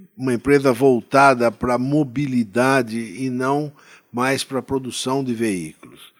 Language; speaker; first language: Portuguese; native; Portuguese